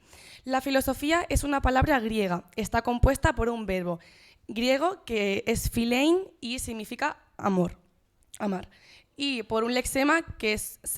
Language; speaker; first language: Spanish; native; Spanish